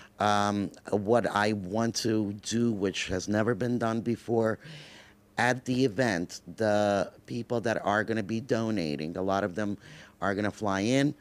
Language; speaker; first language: English; early bilingual, other home language; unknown